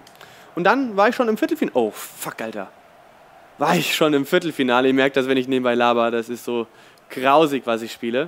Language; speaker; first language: German; native; German